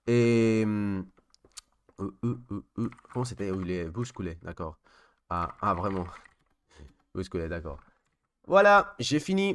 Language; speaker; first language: French; non-native, learner; Spanish